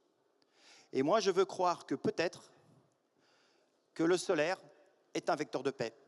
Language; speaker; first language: French; native; French